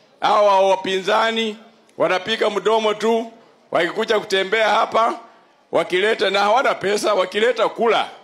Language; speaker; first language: Swahili; non-native, local second language; Luyia